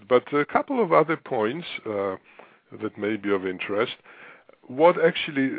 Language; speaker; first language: English; non-native, fluent; Russian